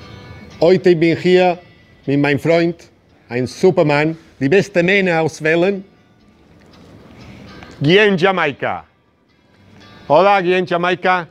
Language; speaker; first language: German; non-native, learner; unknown